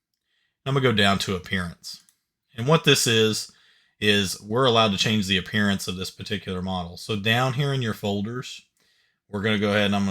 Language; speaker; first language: English; native; English